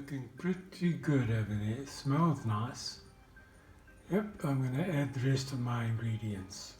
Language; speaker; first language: English; native; English